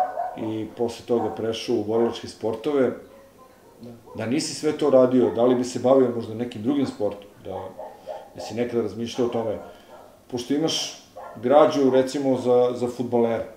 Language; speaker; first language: Serbian; native; Serbian